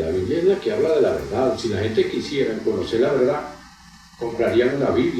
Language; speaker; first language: Spanish; native; Spanish